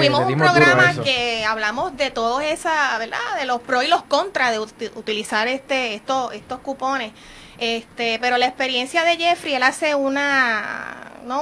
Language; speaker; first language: Spanish; native; Spanish